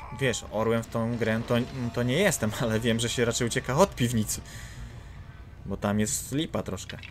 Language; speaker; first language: Polish; native; Polish